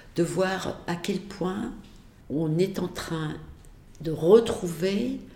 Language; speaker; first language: French; native; French